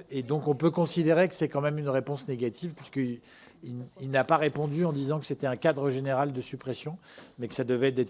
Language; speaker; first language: French; native; French